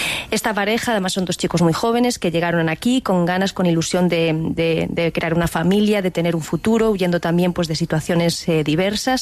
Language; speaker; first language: Spanish; native; Spanish